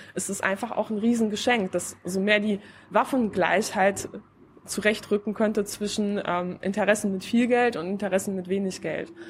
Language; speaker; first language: German; non-native, fluent; Polish